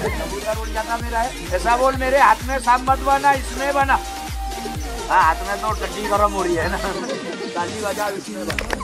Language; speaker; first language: Hindi; non-native, local second language; Bangla